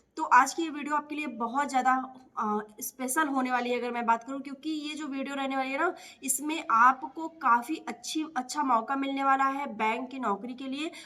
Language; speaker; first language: Hindi; native; Hindi